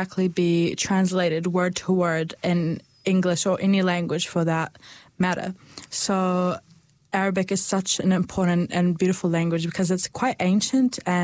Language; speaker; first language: English; native; English